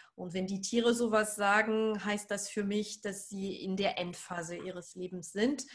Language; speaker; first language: German; non-native, fluent; French